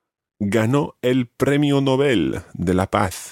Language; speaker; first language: Spanish; non-native, fluent; English